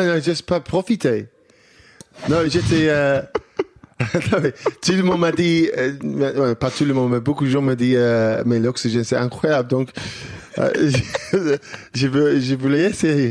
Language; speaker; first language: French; non-native, learner; English